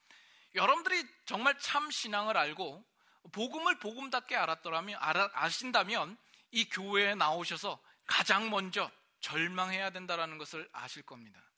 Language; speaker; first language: Korean; native; Korean